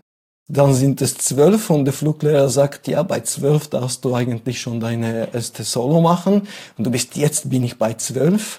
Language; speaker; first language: German; non-native, fluent; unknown